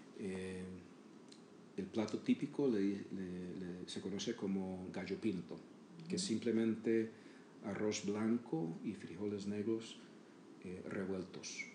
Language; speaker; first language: Spanish; native; Spanish